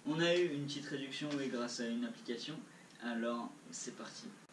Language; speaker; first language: French; native; French